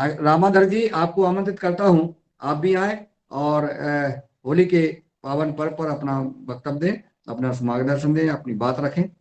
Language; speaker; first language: Hindi; native; Hindi